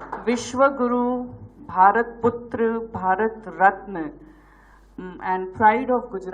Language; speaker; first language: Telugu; non-native, learner; Gujarati